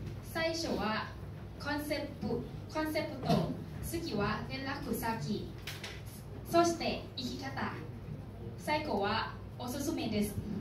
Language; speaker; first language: Japanese; non-native, learner; Thai